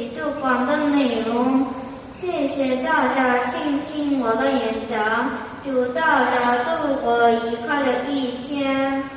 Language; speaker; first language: Chinese; non-native, learner; Korean